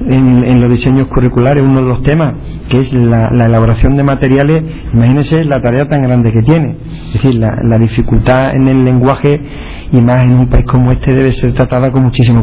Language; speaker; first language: Spanish; native; Spanish